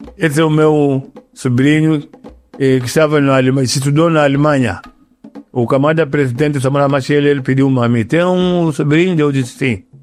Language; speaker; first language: Portuguese; non-native, local second language; Yao